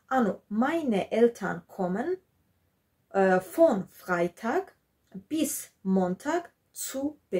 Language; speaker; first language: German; non-native, fluent; Georgian